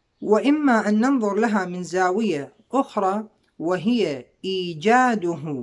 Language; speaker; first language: Arabic; native; Arabic